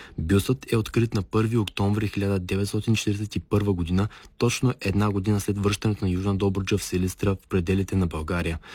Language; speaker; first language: Bulgarian; native; Bulgarian